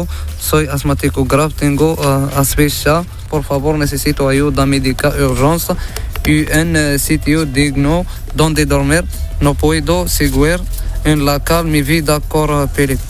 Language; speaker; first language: Spanish; non-native, learner; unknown